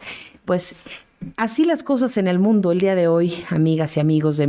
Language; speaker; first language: Spanish; native; Spanish